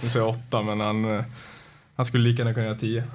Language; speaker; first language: Swedish; native; Swedish